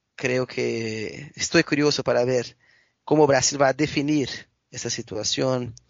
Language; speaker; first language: Spanish; non-native, learner; Portuguese